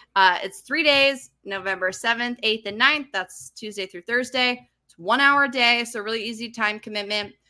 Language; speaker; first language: English; native; English